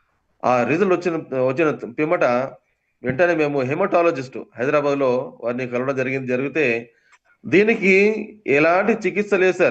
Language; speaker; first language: Telugu; native; Telugu